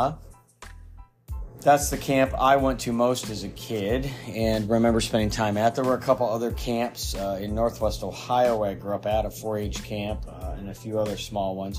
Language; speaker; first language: English; native; English